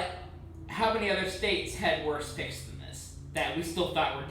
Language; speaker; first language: English; native; English